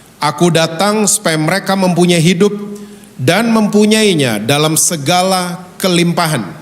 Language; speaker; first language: Indonesian; native; Indonesian